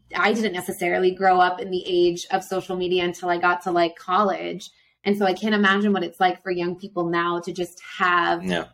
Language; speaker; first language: English; native; English